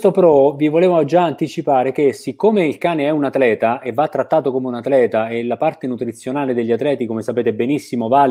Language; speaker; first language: Italian; native; Italian